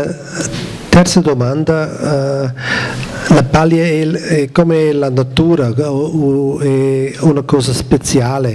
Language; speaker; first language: Italian; non-native, learner; German